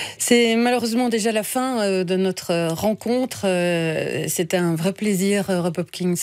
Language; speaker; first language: French; native; French